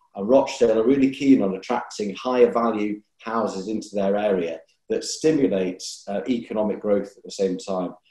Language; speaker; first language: English; native; English